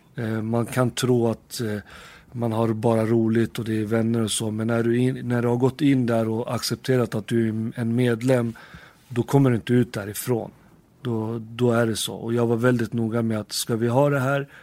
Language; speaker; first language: Swedish; early bilingual, other home language; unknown